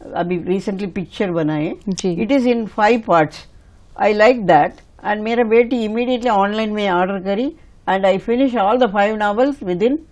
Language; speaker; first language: Hindi; non-native, local second language; Tamil